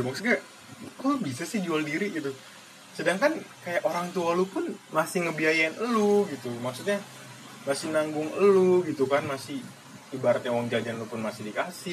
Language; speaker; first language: Indonesian; native; Indonesian